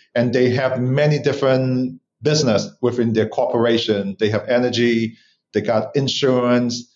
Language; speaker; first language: English; non-native, local second language; Cantonese